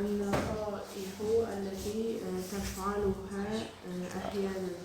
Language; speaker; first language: Arabic; non-native, learner; Uzbek